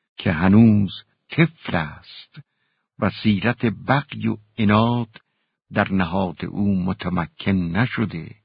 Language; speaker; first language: Persian; native; Persian